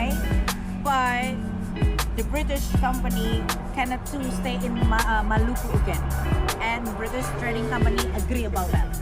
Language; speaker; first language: English; non-native, learner; Indonesian